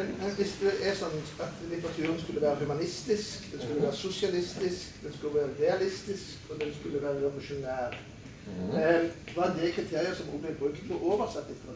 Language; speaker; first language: Norwegian; native; Norwegian